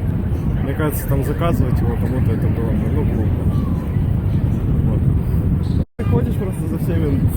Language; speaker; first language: Russian; native; Russian